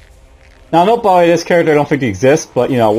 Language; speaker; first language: English; native; English